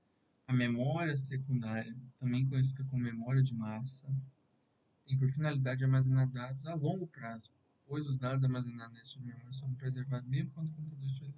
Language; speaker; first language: Portuguese; native; Portuguese